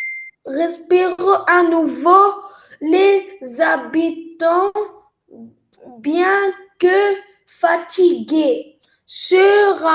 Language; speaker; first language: French; non-native, learner; Arabic